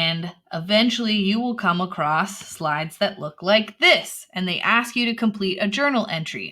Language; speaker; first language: English; native; English